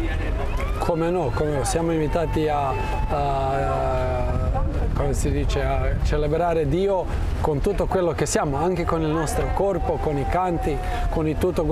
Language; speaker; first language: Italian; non-native, fluent; Croatian